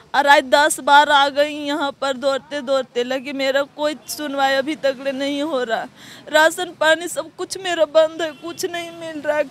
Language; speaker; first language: Hindi; native; Hindi